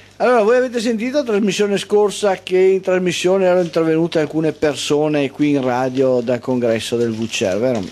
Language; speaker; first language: Italian; native; Italian